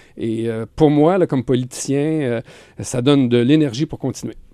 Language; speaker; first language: French; native; French